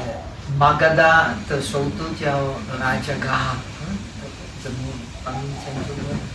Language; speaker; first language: Chinese; non-native, fluent; Czech